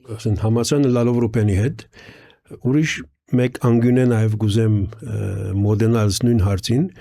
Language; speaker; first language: Armenian; early bilingual, heritage; Armenian